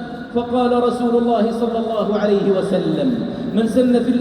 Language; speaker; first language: Arabic; native; Arabic